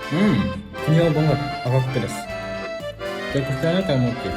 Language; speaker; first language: Indonesian; non-native, learner; Japanese